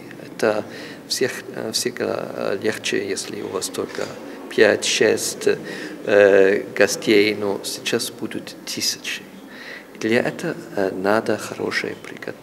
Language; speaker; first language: Russian; non-native, fluent; German